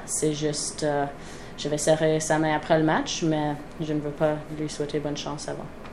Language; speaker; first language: French; non-native, local second language; English